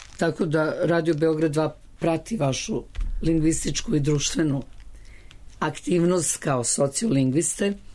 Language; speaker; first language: Serbian; native; Serbian